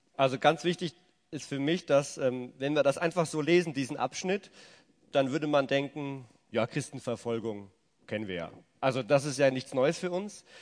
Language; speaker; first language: German; native; German